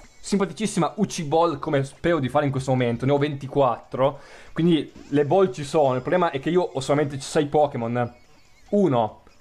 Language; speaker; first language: Italian; native; Italian